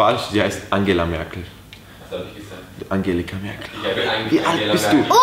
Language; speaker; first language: German; native; German